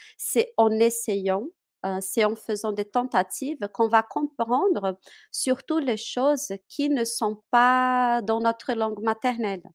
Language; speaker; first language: French; non-native, fluent; Portuguese